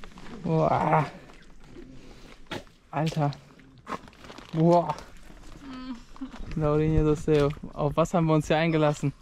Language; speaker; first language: German; native; German